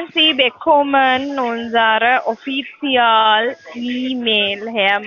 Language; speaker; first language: German; non-native, learner; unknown